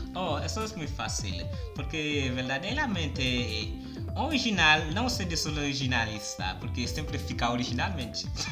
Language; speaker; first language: Portuguese; non-native, learner; Haitian Creole